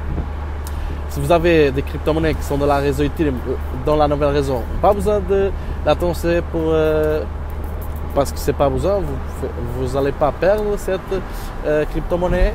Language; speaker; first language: French; non-native, learner; Portuguese